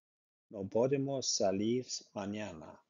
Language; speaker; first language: Spanish; non-native, learner; Icelandic